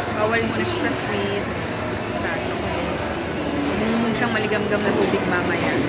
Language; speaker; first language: Filipino; native; Filipino